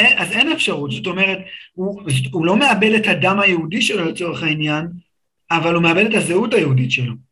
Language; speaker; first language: Hebrew; native; Hebrew